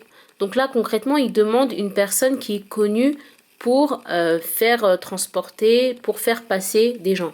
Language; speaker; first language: French; early bilingual, heritage; French